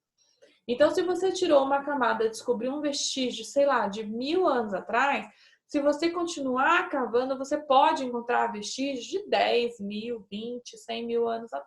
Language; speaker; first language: Portuguese; native; Portuguese